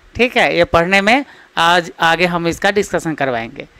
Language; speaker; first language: Hindi; native; Hindi